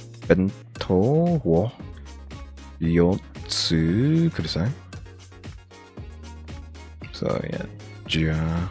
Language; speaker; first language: Japanese; non-native, learner; English